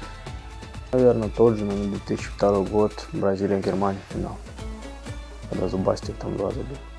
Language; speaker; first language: Russian; native; Russian